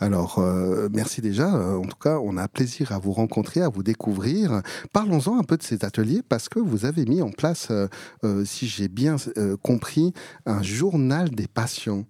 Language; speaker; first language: French; native; French